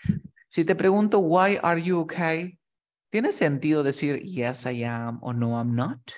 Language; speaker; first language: English; non-native, fluent; Spanish